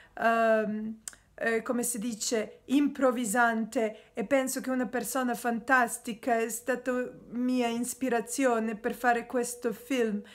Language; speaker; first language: Italian; non-native, learner; Serbian